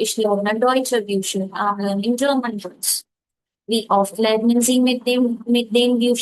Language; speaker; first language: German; non-native, learner; Hindi